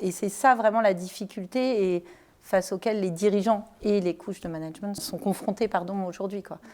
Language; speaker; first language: French; native; French